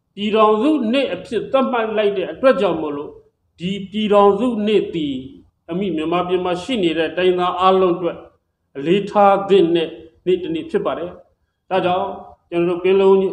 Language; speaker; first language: Burmese; native; Burmese